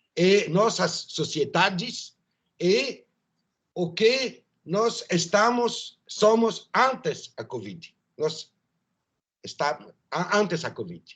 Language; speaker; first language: Portuguese; non-native, learner; French